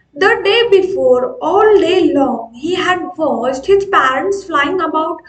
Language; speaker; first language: English; non-native, local second language; Marathi